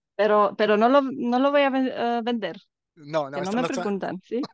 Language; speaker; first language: Spanish; non-native, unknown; Romanian